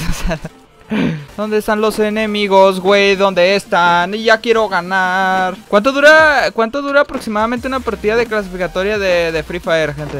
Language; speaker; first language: Spanish; native; Spanish